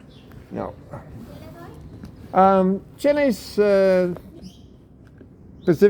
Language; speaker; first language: Spanish; non-native, learner; English